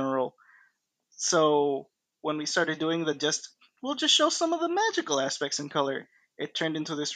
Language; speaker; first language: English; early bilingual, other home language; Spanish